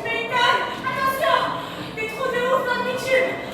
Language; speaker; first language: French; native; French